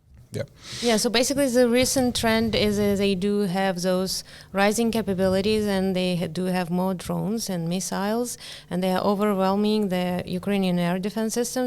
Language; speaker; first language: English; non-native, fluent; Ukrainian